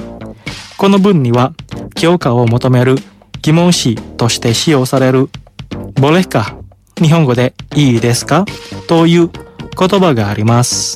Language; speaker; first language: Japanese; non-native, fluent; Indonesian